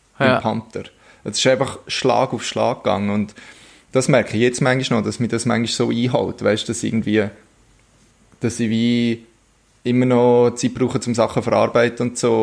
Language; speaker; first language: German; native; German